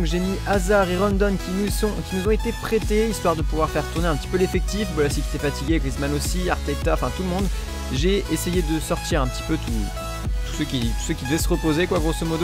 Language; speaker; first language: French; native; French